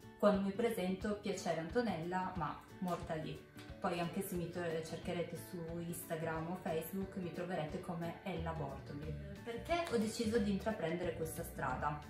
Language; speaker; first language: Italian; native; Italian